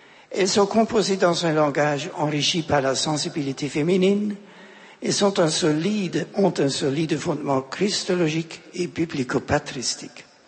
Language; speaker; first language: French; non-native, fluent; German